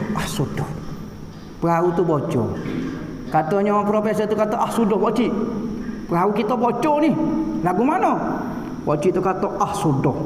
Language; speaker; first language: Malay; native; Malay